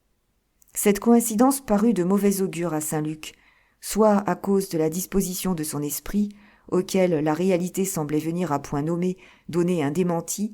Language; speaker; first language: French; native; French